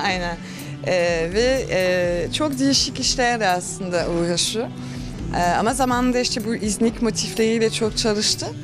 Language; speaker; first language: Turkish; early bilingual, heritage; Turkish